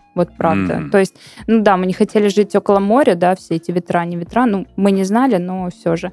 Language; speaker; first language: Russian; native; Russian